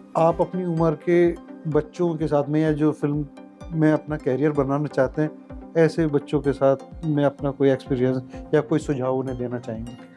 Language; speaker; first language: Hindi; native; Hindi